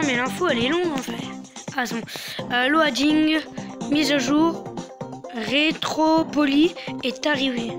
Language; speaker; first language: French; native; French